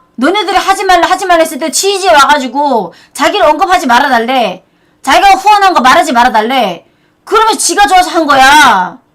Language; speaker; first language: Korean; native; Korean